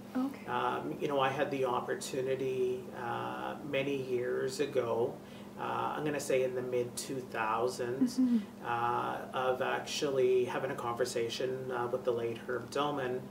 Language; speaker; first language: English; native; English